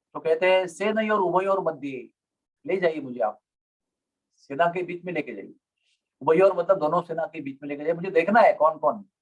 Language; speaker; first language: Hindi; non-native, local second language; Marathi